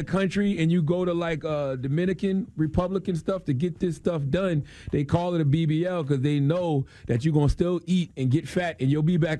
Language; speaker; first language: English; native; English